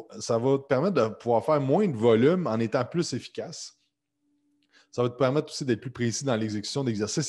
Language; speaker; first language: French; native; French